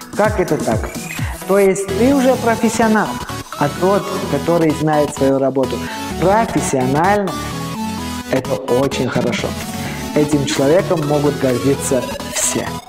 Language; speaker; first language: Russian; non-native, learner; Armenian